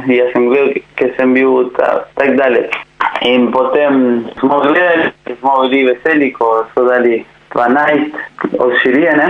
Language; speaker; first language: Slovenian; non-native, learner; Spanish